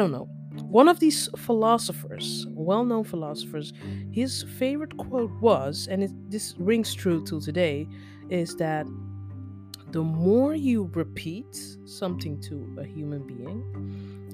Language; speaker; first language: English; non-native, fluent; Dutch